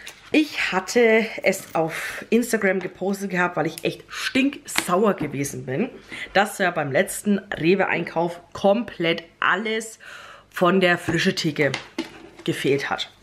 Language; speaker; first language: German; native; German